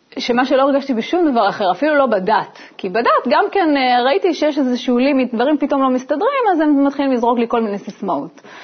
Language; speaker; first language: Hebrew; native; Hebrew